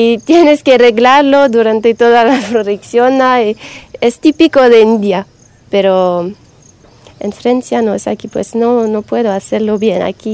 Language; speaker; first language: Spanish; non-native, learner; French